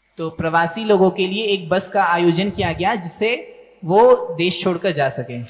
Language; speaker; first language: Hindi; native; Hindi